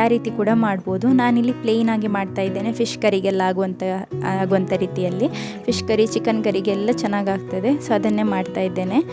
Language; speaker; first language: Kannada; non-native, local second language; Konkani